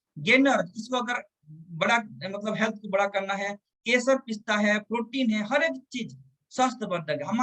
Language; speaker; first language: Hindi; non-native, local second language; Telugu